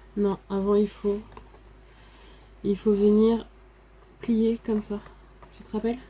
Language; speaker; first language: French; native; French